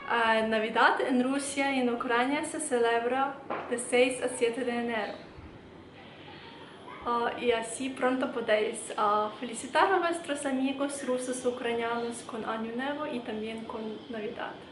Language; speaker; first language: Spanish; non-native, fluent; Russian